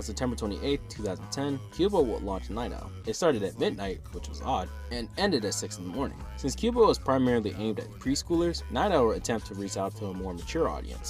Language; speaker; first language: English; native; English